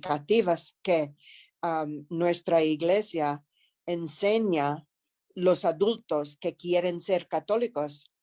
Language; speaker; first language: Spanish; non-native, fluent; English